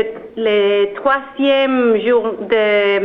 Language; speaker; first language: French; non-native, learner; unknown